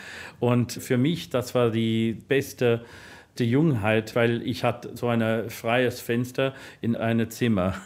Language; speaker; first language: German; non-native, learner; English